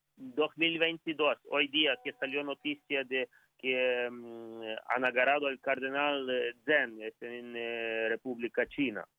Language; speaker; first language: Spanish; non-native, fluent; Ukrainian